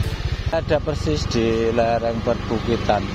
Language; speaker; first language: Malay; non-native, local second language; Javanese